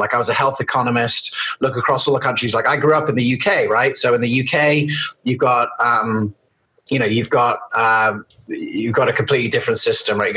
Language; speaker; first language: English; native; English